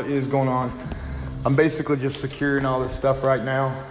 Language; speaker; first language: English; native; English